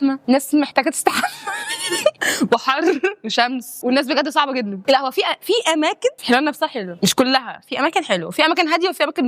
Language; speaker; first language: Arabic; native; Arabic